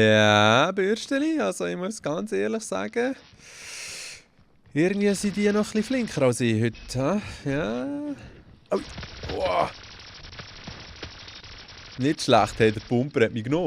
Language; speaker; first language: German; native; German